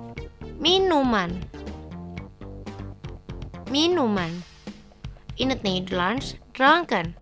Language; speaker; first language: Dutch; non-native, fluent; Indonesian